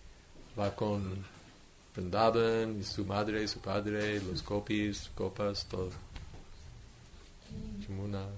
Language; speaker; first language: Spanish; non-native, fluent; English